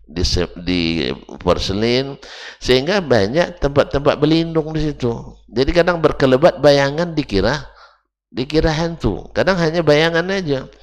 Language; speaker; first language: Indonesian; native; Indonesian